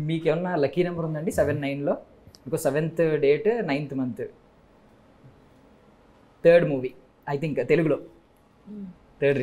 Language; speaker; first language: Telugu; native; Telugu